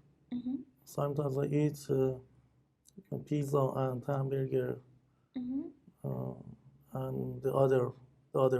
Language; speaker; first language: English; non-native, learner; Persian